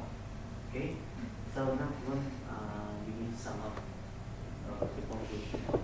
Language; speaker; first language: English; non-native, learner; Indonesian